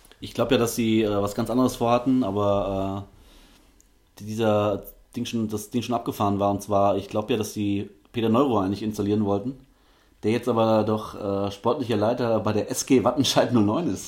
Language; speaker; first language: German; native; German